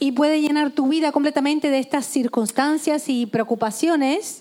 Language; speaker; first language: Spanish; native; Spanish